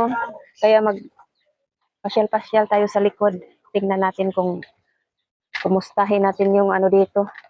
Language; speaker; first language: Filipino; non-native, local second language; Cebuano